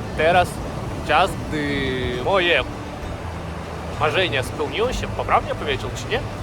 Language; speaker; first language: Polish; non-native, learner; Russian